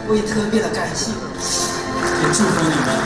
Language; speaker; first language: Chinese; non-native, learner; English